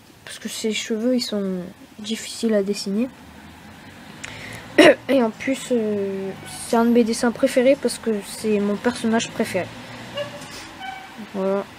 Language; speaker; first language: French; native; French